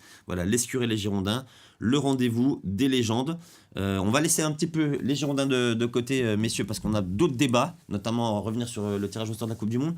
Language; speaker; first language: French; native; French